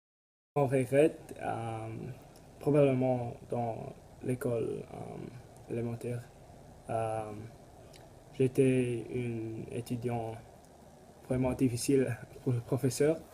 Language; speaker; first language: French; non-native, learner; English